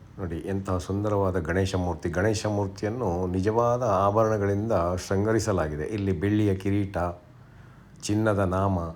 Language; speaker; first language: Kannada; native; Kannada